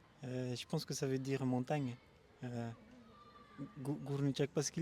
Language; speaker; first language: French; non-native, local second language; Malagasy